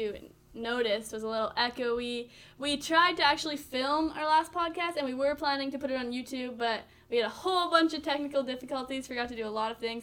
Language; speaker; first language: English; native; English